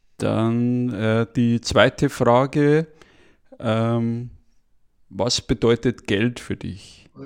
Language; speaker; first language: German; native; German